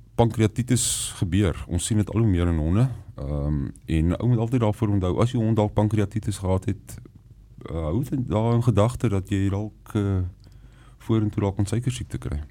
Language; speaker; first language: Afrikaans; native; Afrikaans